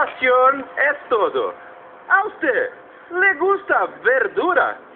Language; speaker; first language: Spanish; non-native, learner; Portuguese